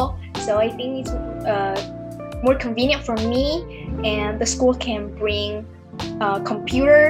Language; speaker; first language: English; early bilingual, other home language; Indonesian